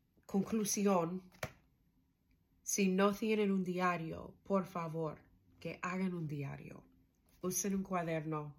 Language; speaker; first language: Spanish; non-native, learner; English